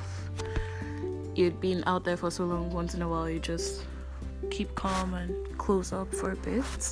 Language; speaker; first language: English; non-native, local second language; Igbo